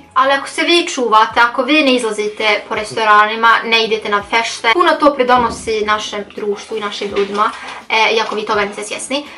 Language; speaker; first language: Bosnian; early bilingual, heritage; Bosnian